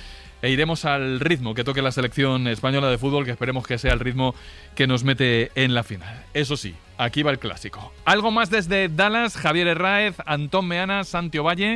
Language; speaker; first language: Spanish; native; Spanish